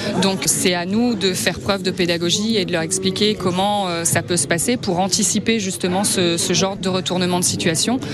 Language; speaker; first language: French; native; French